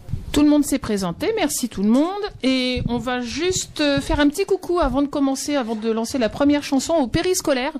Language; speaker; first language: French; native; French